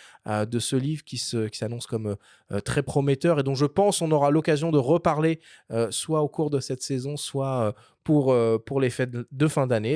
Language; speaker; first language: French; native; French